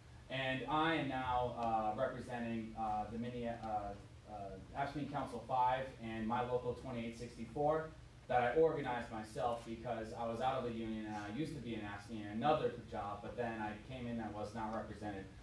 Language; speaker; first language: English; early bilingual, other home language; Spanish